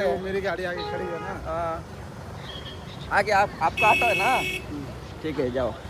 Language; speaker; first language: Hindi; non-native, learner; Kannada